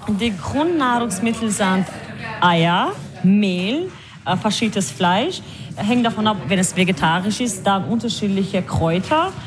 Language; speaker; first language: German; early bilingual, other home language; Tajik